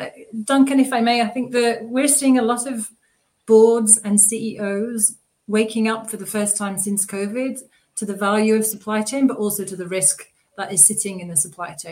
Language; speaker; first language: English; native; English